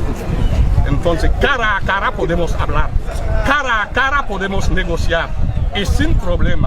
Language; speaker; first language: Spanish; non-native, fluent; Haitian Creole